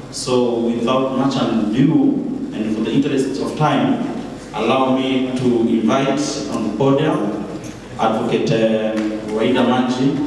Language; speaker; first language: English; non-native, local second language; Swahili